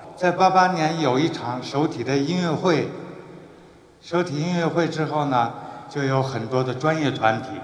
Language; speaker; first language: Chinese; native; Chinese